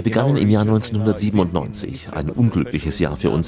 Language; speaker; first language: German; native; German